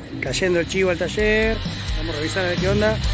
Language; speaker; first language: Spanish; native; Spanish